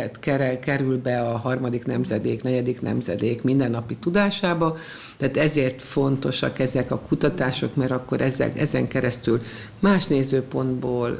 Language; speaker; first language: Hungarian; native; Hungarian